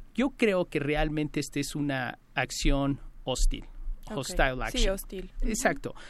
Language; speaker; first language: Spanish; native; Spanish